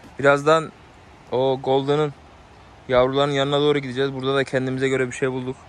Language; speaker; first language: Turkish; native; Turkish